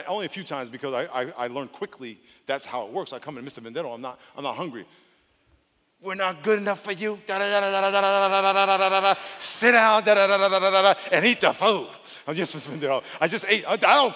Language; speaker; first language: English; native; English